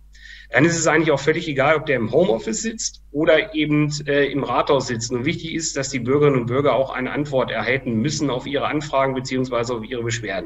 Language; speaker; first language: German; native; German